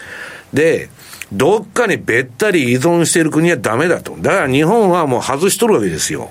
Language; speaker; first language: Japanese; native; Japanese